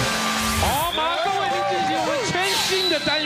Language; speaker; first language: Chinese; native; Chinese